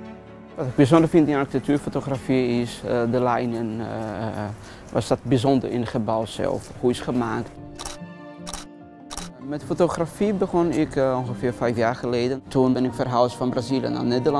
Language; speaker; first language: Dutch; non-native, learner; Portuguese